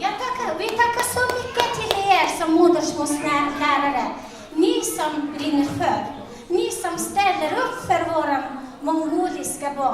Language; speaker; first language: Swedish; non-native, fluent; Mongolian